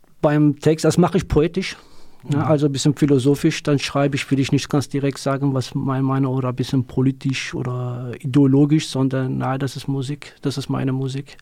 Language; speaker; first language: German; non-native, learner; Kurdish